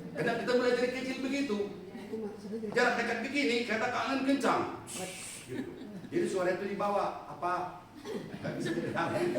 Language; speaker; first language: Indonesian; non-native, local second language; Batak Toba